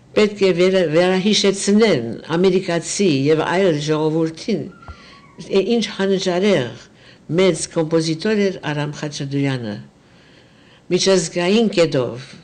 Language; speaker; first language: Armenian; early bilingual, heritage; Armenian